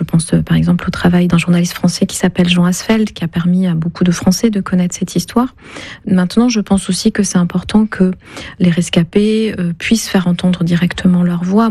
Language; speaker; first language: French; non-native, local second language; Kinyarwanda